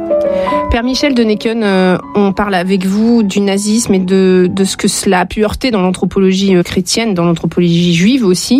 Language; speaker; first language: French; native; French